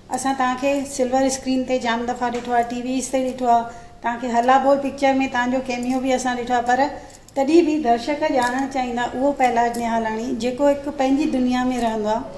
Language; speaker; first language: Sindhi; native; Sindhi